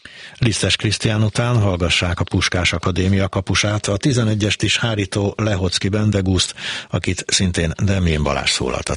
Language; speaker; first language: Hungarian; native; Hungarian